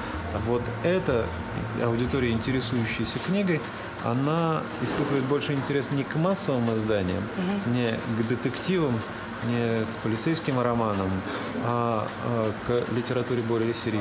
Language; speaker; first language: Russian; native; Russian